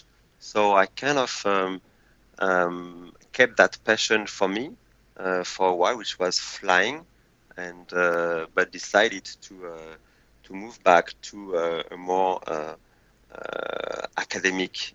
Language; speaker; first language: English; non-native, fluent; French